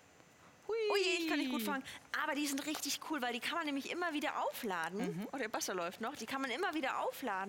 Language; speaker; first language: German; native; German